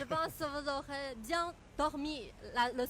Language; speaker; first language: French; non-native, fluent; Chinese